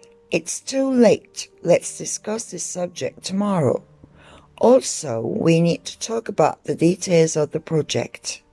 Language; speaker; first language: English; non-native, fluent; Turkish